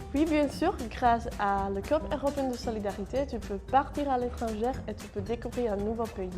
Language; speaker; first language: French; non-native, fluent; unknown